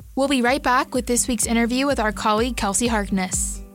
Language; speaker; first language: English; native; English